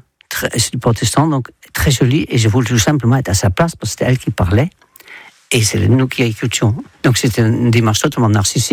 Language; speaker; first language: French; non-native, fluent; Dutch